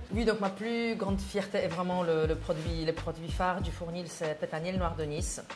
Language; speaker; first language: French; non-native, fluent; Polish